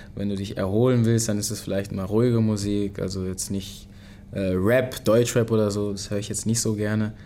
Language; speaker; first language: German; early bilingual, other home language; Lingala